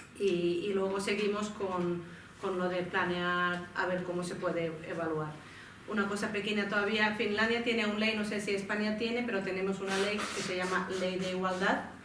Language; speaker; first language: Spanish; non-native, fluent; Finnish